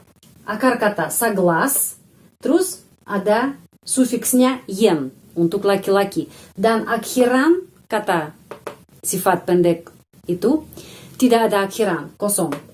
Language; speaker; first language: Indonesian; non-native, fluent; Russian